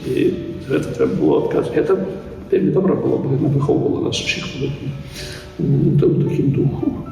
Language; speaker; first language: Belarusian; native; Belarusian